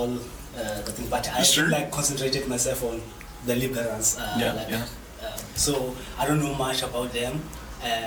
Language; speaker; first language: English; non-native, local second language; Xhosa